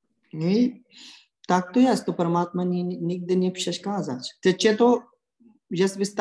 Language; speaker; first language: Polish; non-native, learner; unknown